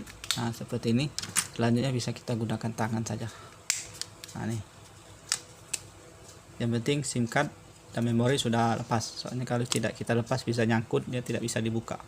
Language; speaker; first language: Indonesian; native; Indonesian